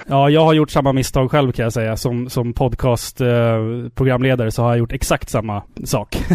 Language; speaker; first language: Swedish; native; Swedish